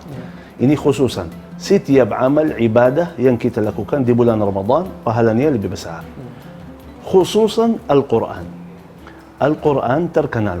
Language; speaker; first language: Indonesian; non-native, fluent; Arabic